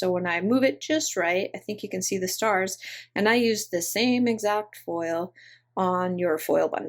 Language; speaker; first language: English; native; English